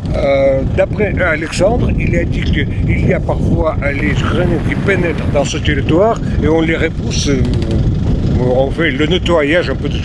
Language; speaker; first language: French; non-native, fluent; Russian